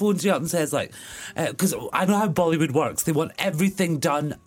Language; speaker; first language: English; native; English